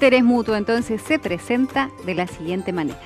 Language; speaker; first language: Spanish; native; Spanish